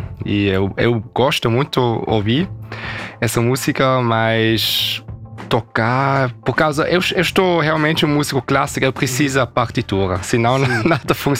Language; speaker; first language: Portuguese; early bilingual, heritage; German